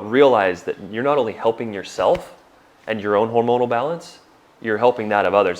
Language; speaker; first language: English; native; English